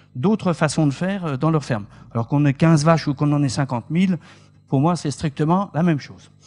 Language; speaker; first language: French; native; French